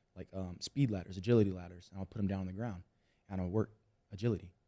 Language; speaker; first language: English; native; English